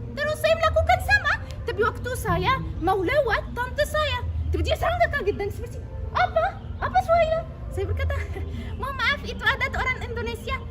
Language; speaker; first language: Indonesian; non-native, fluent; Arabic